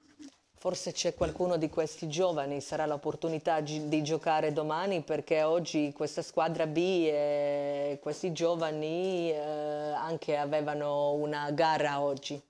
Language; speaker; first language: Italian; non-native, fluent; Croatian